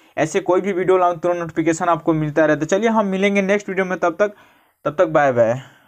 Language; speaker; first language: Hindi; native; Hindi